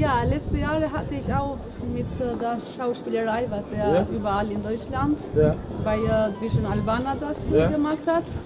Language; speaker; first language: German; non-native, learner; Albanian